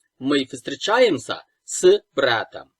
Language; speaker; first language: Russian; non-native, fluent; Turkish